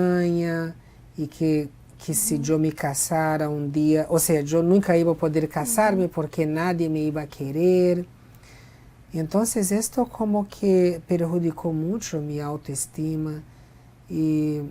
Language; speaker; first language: Spanish; non-native, fluent; Portuguese